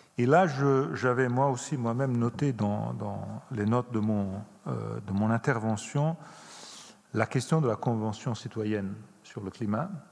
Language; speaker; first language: French; non-native, fluent; Italian